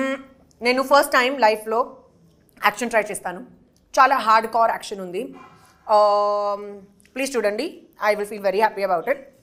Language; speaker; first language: Telugu; non-native, fluent; Hindi